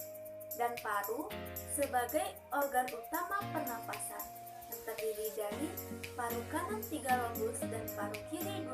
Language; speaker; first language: Indonesian; native; Indonesian